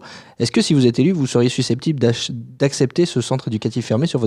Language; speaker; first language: French; native; French